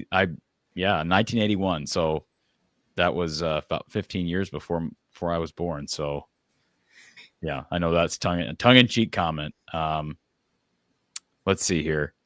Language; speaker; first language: English; native; English